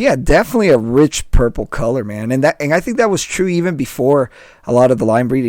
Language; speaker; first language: English; native; English